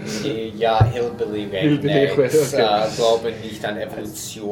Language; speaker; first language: German; non-native, fluent; English